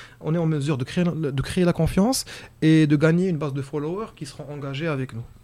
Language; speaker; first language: French; non-native, local second language; Arabic